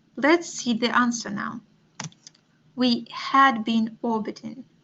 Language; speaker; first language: English; non-native, fluent; Russian